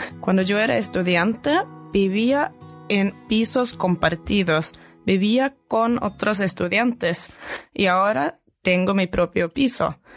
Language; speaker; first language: Spanish; non-native, fluent; Norwegian